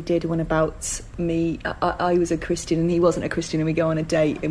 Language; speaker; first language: English; native; English